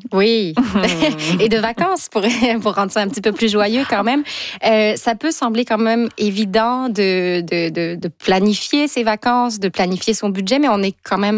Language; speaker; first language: French; native; French